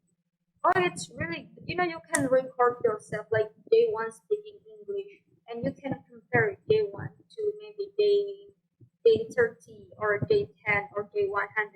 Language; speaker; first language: English; non-native, fluent; Indonesian